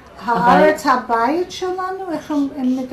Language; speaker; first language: Hebrew; non-native, learner; English